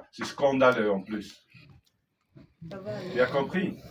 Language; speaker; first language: French; non-native, fluent; Dutch